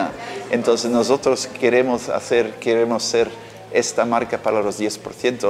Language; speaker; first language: Spanish; non-native, fluent; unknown